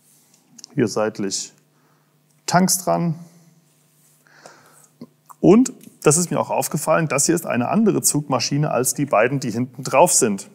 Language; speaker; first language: German; native; German